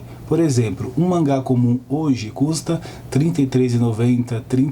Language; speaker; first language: Portuguese; native; Portuguese